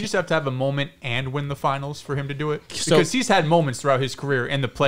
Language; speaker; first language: English; native; English